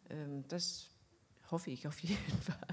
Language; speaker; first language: German; non-native, fluent; Danish